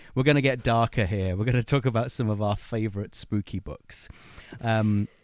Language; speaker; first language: English; native; English